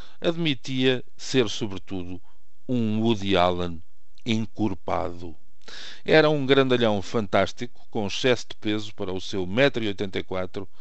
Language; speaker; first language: Portuguese; native; Portuguese